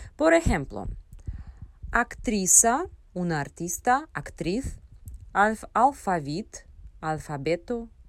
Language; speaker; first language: Spanish; non-native, fluent; Russian